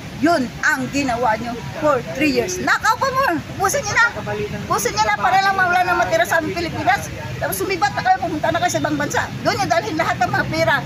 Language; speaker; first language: Filipino; non-native, local second language; Hiligaynon